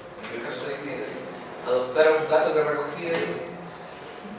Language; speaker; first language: Spanish; native; Spanish